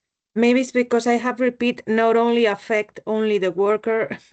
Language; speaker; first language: English; non-native, learner; Spanish